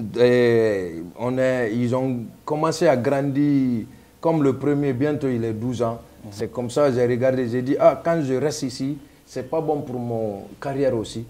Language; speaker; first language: French; non-native, local second language; Mandingo